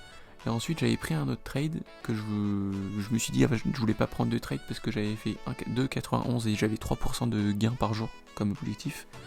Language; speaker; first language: French; native; French